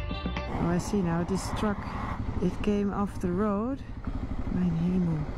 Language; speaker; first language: English; non-native, fluent; German